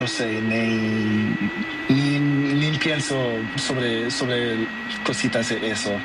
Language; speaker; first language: Spanish; non-native, learner; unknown